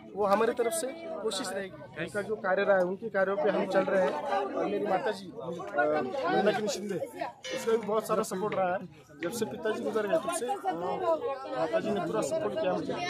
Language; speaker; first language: Hindi; native; Hindi